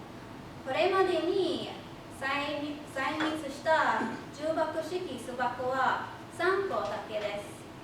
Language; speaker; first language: Japanese; non-native, fluent; English